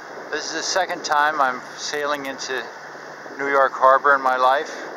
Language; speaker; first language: English; non-native, fluent; Danish